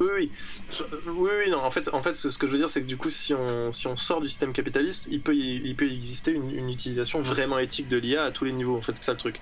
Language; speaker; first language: French; native; French